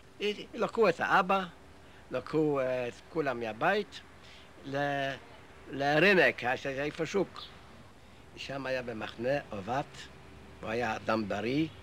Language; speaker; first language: Hebrew; non-native, fluent; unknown